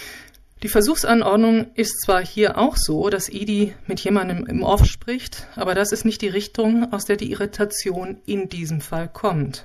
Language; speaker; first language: German; native; German